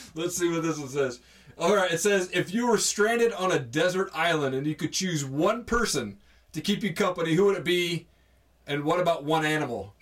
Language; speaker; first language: English; native; English